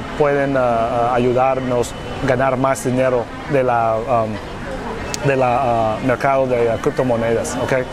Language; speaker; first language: Spanish; non-native, learner; English